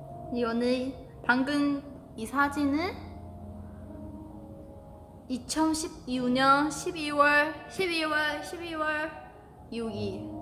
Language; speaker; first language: Korean; non-native, learner; Chinese